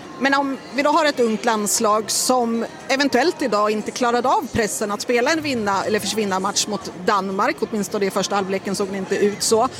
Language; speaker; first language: Swedish; native; Swedish